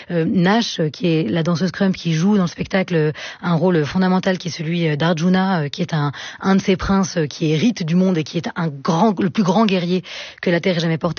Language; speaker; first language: French; native; French